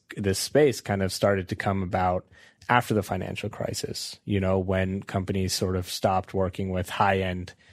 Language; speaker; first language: English; native; English